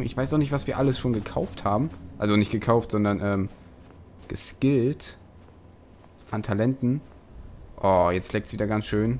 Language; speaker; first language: German; native; German